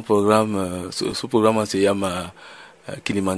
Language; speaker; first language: Spanish; non-native, learner; French